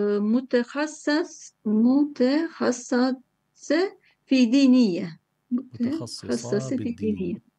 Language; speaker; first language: Arabic; non-native, learner; Turkish